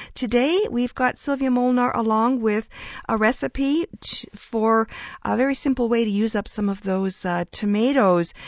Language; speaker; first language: English; early bilingual, other home language; Ukrainian